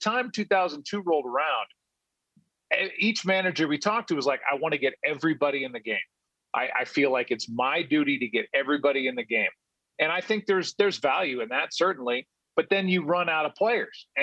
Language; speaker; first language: English; native; English